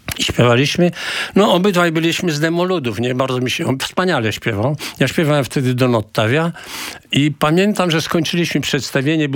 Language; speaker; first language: Polish; native; Polish